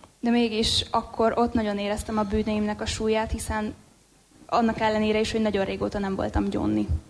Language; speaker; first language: Hungarian; native; Hungarian